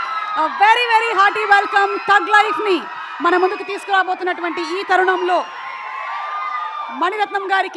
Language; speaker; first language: Telugu; native; Telugu